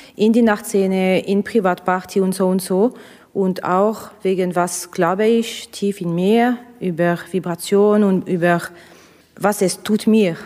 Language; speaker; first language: German; non-native, fluent; Russian